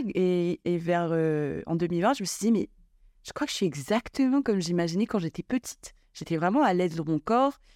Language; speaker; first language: French; non-native, local second language; Malagasy